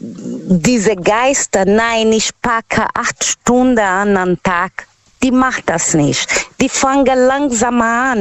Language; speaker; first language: German; non-native, learner; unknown